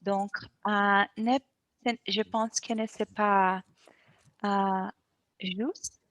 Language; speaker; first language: French; non-native, learner; Portuguese